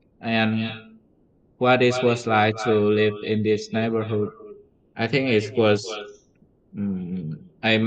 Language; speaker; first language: English; non-native, learner; Vietnamese